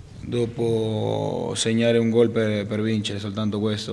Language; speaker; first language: Italian; non-native, fluent; Spanish